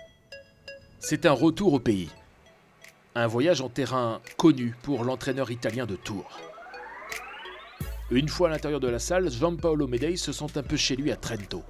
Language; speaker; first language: French; native; French